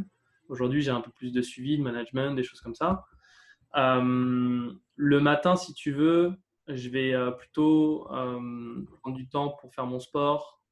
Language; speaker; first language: French; native; French